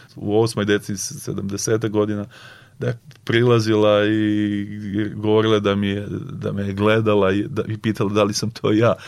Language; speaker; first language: Serbian; native; Serbian